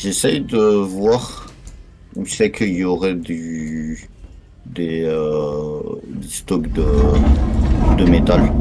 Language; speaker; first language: French; native; French